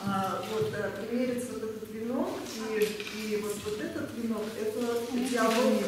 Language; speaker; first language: Russian; native; Russian